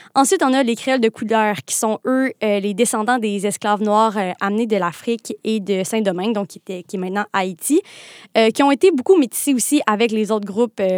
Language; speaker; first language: French; native; French